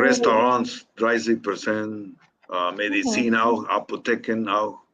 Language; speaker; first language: German; non-native, learner; Spanish